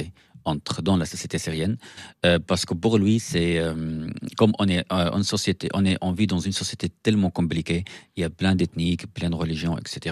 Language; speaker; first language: French; non-native, fluent; Arabic